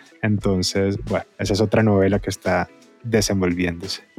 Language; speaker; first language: Spanish; native; Spanish